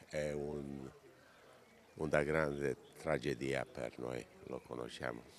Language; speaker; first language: Italian; non-native, learner; Romanian